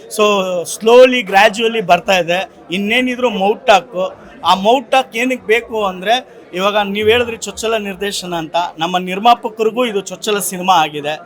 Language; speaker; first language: Kannada; native; Kannada